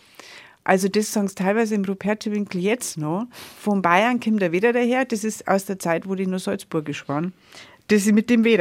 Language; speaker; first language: German; native; German